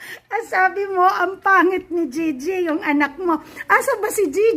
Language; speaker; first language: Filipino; non-native, local second language; Cebuano